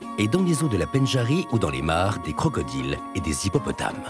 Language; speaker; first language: French; native; French